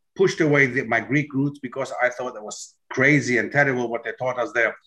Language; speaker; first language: English; non-native, fluent; German